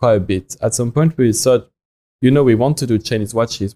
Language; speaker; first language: English; non-native, fluent; French